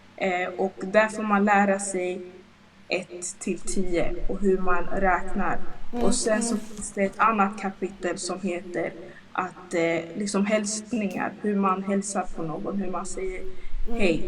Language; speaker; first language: Swedish; early bilingual, other home language; Lingala